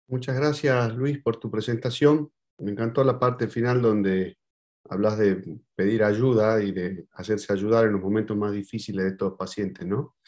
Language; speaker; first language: Spanish; native; Spanish